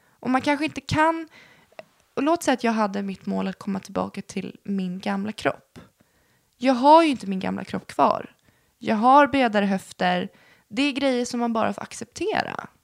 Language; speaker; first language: Swedish; native; Swedish